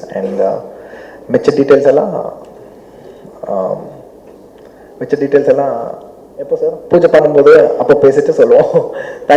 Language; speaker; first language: Tamil; non-native, local second language; Telugu